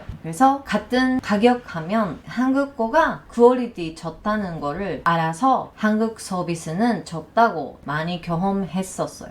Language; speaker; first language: Korean; non-native, learner; Japanese